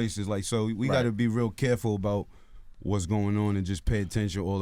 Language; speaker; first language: English; native; English